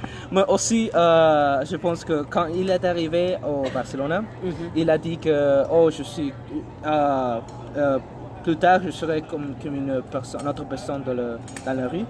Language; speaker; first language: French; non-native, learner; English